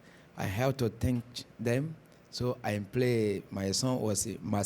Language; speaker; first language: English; non-native, learner; Bambara